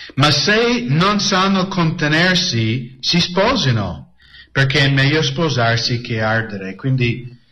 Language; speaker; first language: Italian; non-native, fluent; English